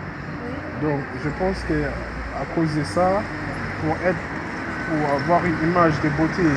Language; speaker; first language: French; non-native, fluent; English